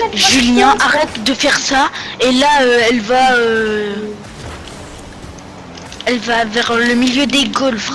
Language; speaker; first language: French; native; French